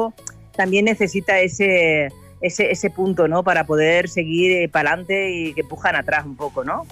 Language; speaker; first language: Spanish; native; Spanish